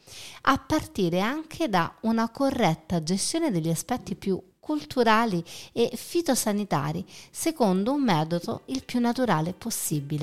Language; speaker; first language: Italian; native; Italian